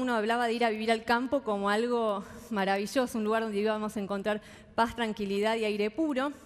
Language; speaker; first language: Spanish; native; Spanish